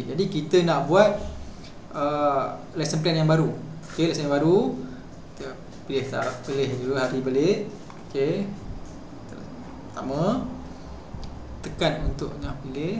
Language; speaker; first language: Malay; native; Malay